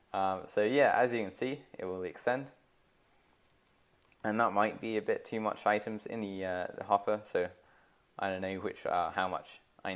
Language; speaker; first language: English; native; English